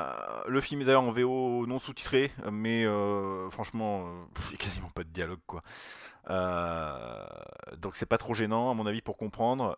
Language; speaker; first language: French; native; French